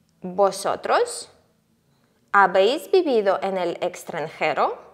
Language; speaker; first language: Spanish; non-native, fluent; Ukrainian